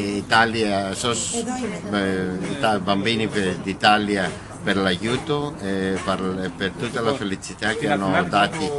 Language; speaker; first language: Italian; non-native, learner; Greek